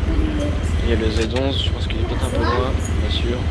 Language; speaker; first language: French; native; French